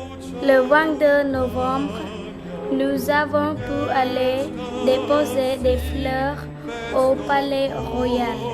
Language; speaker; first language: French; non-native, learner; Khmer